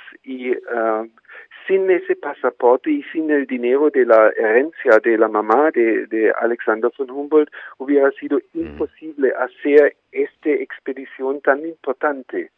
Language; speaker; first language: Spanish; non-native, fluent; German